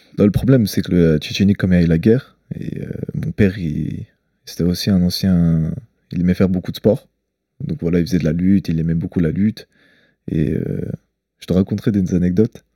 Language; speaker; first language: French; early bilingual, other home language; Chechen